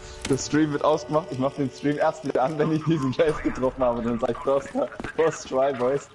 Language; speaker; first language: German; native; German